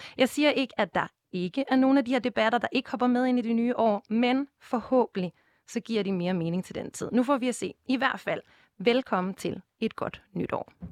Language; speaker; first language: Danish; native; Danish